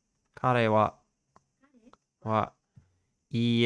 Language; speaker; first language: Japanese; non-native, learner; English